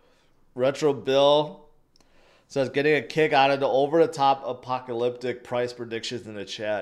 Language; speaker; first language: English; native; English